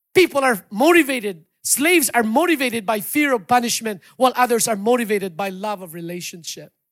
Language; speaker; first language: English; non-native, local second language; Hiligaynon